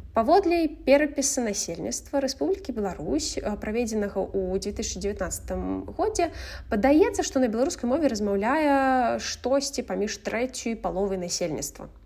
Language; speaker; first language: Belarusian; non-native, local second language; Russian